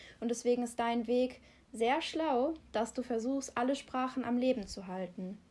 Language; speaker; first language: German; native; German